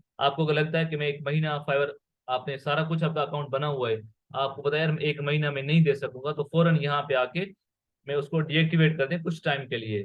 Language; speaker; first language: Urdu; non-native, local second language; Sindhi